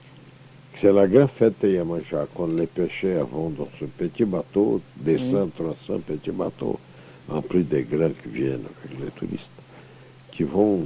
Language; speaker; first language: French; non-native, fluent; Portuguese